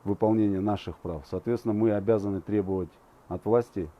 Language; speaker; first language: Russian; non-native, local second language; Kazakh